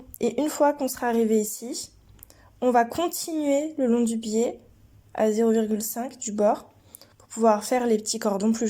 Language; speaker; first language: French; native; French